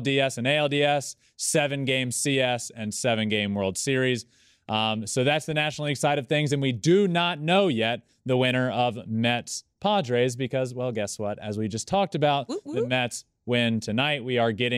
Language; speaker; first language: English; native; English